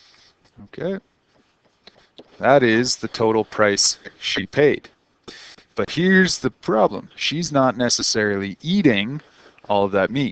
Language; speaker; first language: English; native; English